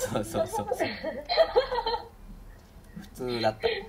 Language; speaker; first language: Japanese; native; Japanese